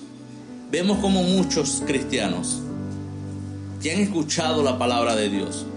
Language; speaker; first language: Spanish; native; Spanish